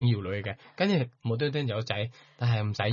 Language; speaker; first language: Cantonese; non-native, learner; Thai